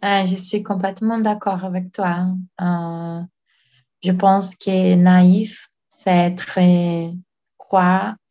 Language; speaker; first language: French; non-native, learner; Portuguese